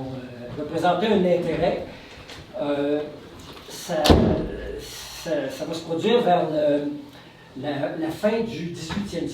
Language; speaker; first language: French; native; French